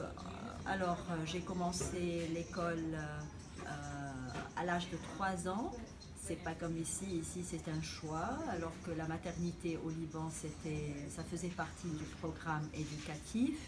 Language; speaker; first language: French; non-native, local second language; Arabic